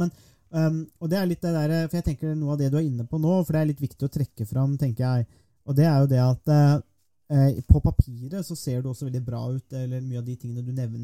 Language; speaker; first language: Norwegian; native; Norwegian